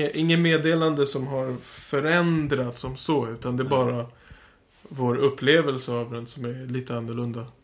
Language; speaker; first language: Swedish; native; Swedish